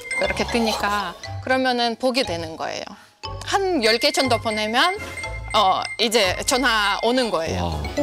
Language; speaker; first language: Korean; non-native, fluent; Russian